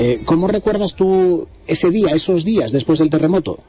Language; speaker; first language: Spanish; native; Spanish